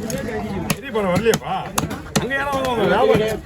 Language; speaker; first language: Tamil; native; Tamil